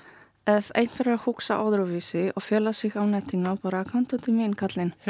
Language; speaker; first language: Icelandic; non-native, learner; Polish